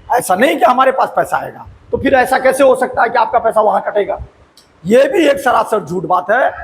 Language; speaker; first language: Hindi; native; Hindi